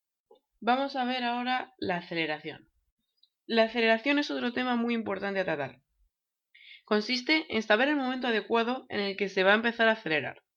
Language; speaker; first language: Spanish; native; Spanish